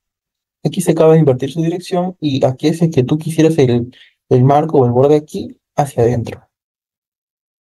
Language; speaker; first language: Spanish; native; Spanish